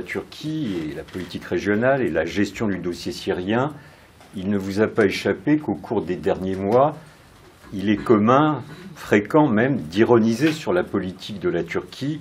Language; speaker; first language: French; native; French